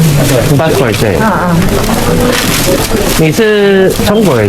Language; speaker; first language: Chinese; early bilingual, heritage; Filipino